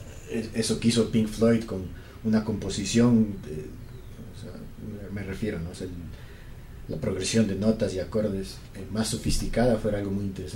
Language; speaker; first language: Spanish; native; Spanish